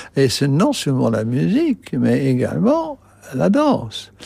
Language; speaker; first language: French; non-native, fluent; English